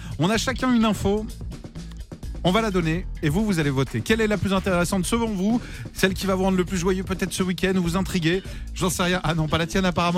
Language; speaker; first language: French; native; French